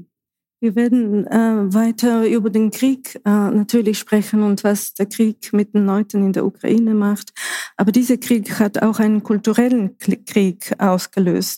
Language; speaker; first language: German; non-native, fluent; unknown